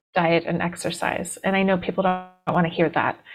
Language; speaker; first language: English; native; English